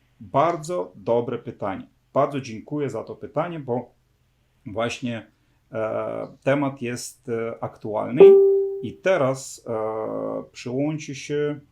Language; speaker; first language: Polish; non-native, fluent; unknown